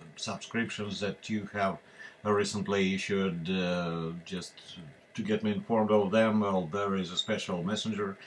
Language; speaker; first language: English; non-native, fluent; Russian